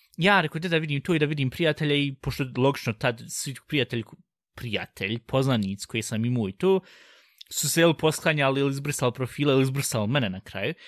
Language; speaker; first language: Bosnian; early bilingual, heritage; Bosnian